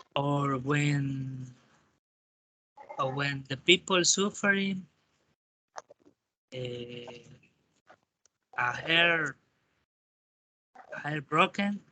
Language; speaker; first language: English; non-native, learner; Spanish